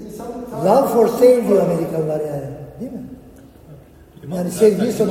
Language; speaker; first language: Turkish; native; Turkish